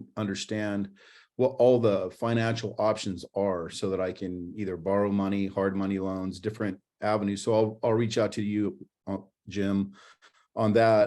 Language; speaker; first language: English; native; English